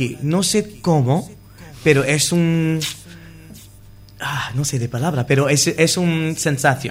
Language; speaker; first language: Spanish; non-native, learner; English